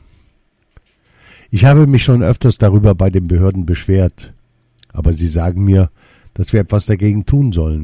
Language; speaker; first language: German; early bilingual, other home language; Arabic